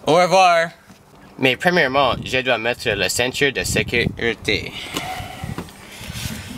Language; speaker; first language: French; non-native, learner; English